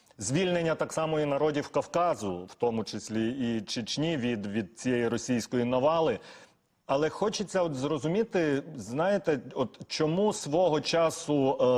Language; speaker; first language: Ukrainian; native; Ukrainian